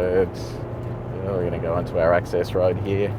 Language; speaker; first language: English; native; English